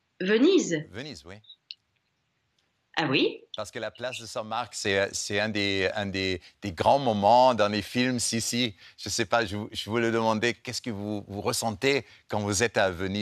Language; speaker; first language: French; non-native, fluent; German